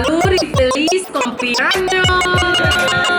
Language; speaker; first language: Spanish; non-native, learner; English